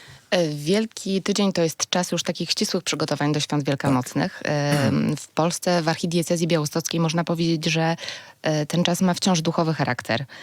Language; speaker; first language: Polish; native; Polish